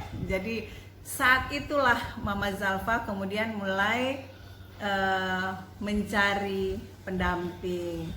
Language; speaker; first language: Indonesian; native; Indonesian